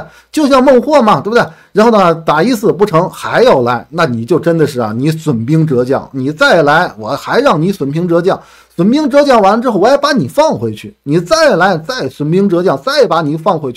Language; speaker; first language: Chinese; native; Chinese